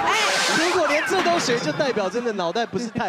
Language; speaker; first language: Chinese; native; Chinese